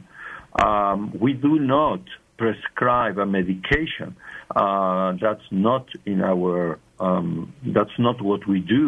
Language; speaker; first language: English; non-native, fluent; Spanish